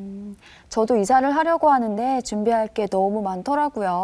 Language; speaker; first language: Korean; native; Korean